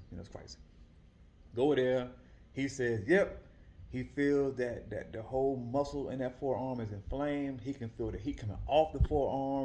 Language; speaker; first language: English; native; English